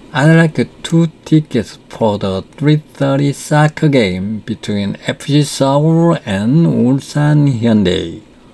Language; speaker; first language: English; non-native, fluent; Korean